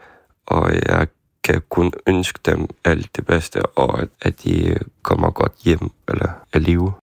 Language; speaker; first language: Danish; early bilingual, other home language; Ukrainian